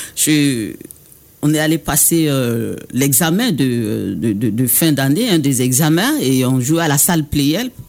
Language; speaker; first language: French; non-native, local second language; Baoulé